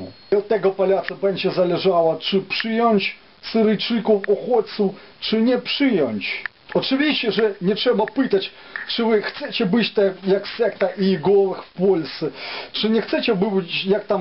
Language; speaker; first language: Polish; non-native, fluent; Ukrainian